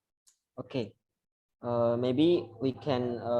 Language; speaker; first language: English; non-native, learner; Indonesian